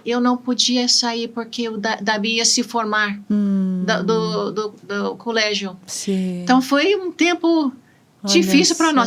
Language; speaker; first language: Portuguese; non-native, fluent; English